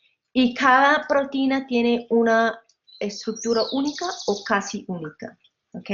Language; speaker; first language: Spanish; non-native, fluent; English